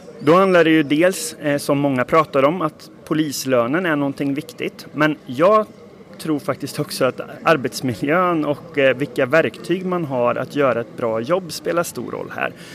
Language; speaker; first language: Swedish; native; Swedish